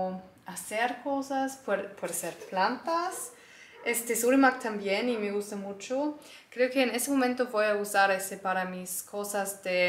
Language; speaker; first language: Spanish; non-native, learner; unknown